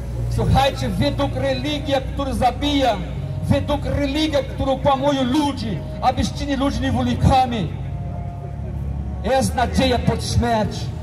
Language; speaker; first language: Polish; non-native, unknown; Portuguese